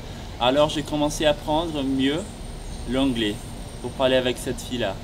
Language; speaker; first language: French; non-native, fluent; Portuguese